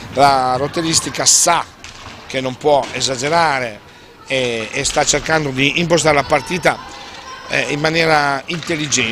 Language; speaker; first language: Italian; native; Italian